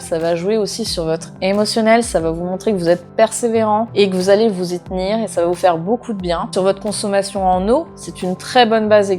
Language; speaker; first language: French; native; French